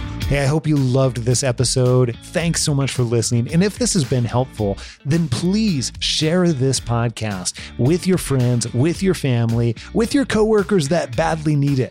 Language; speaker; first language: English; native; English